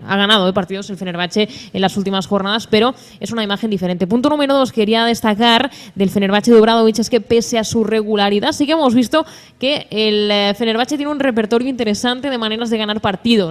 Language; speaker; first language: Spanish; native; Spanish